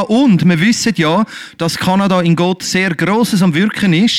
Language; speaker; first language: German; native; German